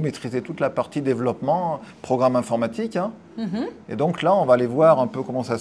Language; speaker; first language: French; native; French